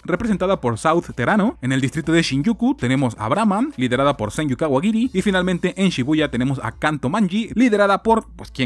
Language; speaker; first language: Spanish; native; Spanish